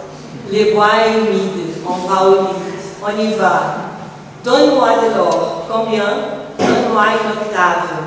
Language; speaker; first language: French; non-native, fluent; Portuguese